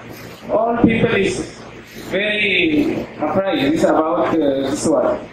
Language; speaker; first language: English; non-native, learner; Oromo